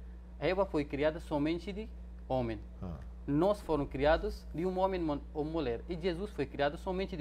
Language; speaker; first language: Portuguese; non-native, fluent; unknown